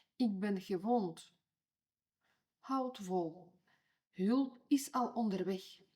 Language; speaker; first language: Dutch; non-native, fluent; Ukrainian